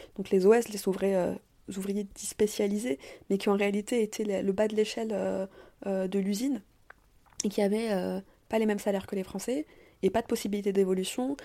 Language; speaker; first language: French; native; French